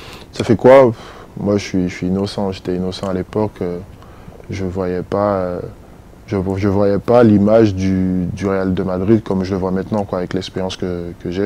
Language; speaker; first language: French; native; French